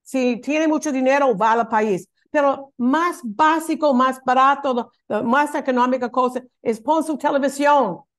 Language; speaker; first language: Spanish; non-native, learner; English